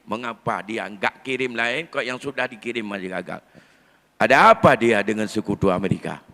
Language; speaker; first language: Malay; non-native, local second language; Achinese